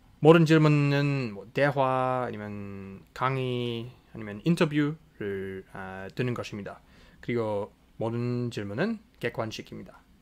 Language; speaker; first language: Korean; non-native, fluent; English